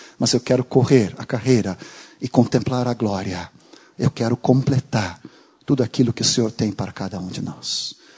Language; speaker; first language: Portuguese; non-native, fluent; Swedish